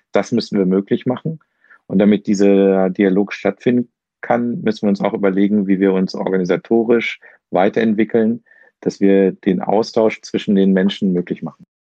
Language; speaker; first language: German; native; German